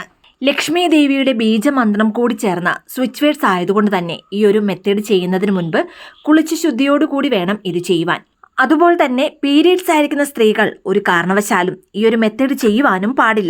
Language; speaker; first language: Malayalam; native; Malayalam